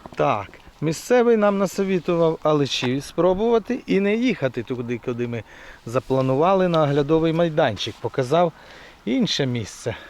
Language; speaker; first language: Ukrainian; non-native, local second language; Russian